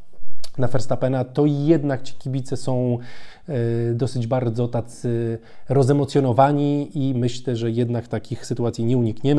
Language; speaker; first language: Polish; native; Polish